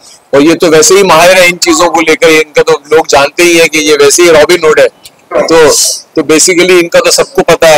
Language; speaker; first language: Hindi; native; Hindi